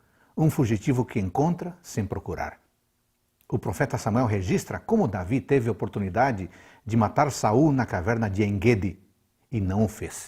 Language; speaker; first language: Portuguese; native; Portuguese